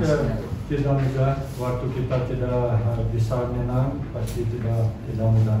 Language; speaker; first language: Indonesian; non-native, learner; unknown